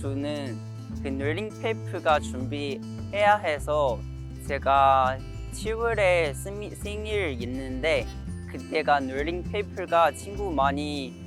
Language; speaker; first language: Korean; non-native, learner; Chinese